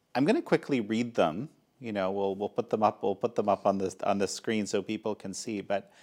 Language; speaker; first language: English; non-native, fluent; Polish